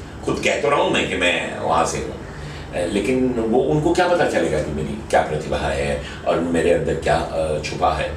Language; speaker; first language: Hindi; native; Hindi